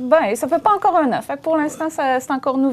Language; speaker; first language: French; native; French